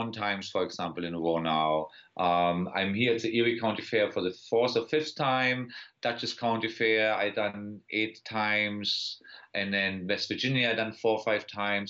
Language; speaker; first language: English; non-native, fluent; German